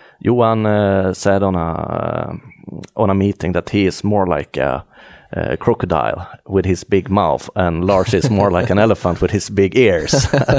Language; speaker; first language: English; non-native, fluent; Swedish